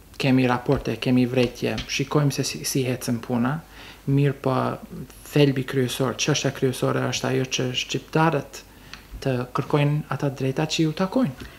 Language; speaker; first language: Albanian; early bilingual, heritage; Albanian